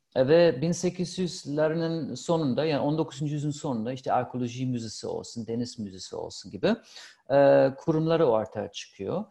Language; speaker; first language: Turkish; non-native, fluent; German